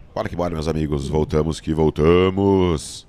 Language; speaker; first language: Portuguese; native; Portuguese